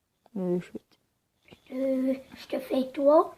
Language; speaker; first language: French; native; French